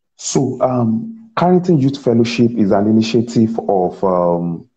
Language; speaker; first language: English; non-native, local second language; Yoruba